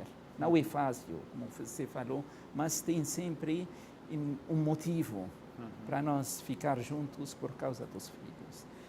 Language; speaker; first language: Portuguese; non-native, fluent; Arabic